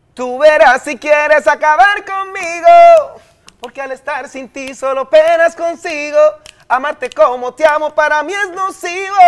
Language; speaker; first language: Spanish; native; Spanish